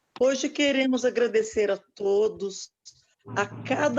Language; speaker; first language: Portuguese; native; Portuguese